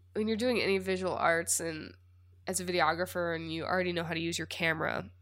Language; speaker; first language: English; native; English